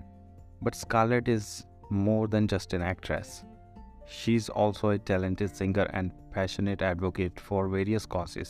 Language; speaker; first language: English; non-native, local second language; Punjabi